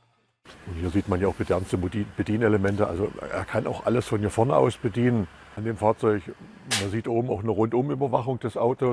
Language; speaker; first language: German; native; German